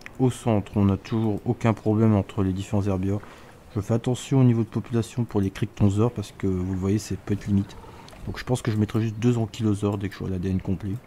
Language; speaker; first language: French; native; French